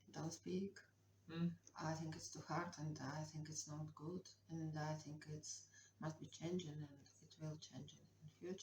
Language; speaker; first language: English; non-native, learner; Russian